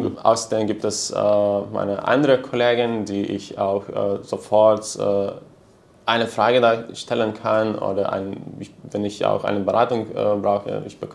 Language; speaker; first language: German; non-native, learner; Lithuanian